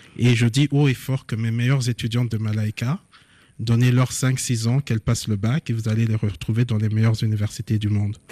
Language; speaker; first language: French; non-native, local second language; Lingala